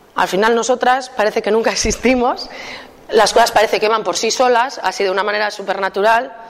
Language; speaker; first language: Spanish; native; Spanish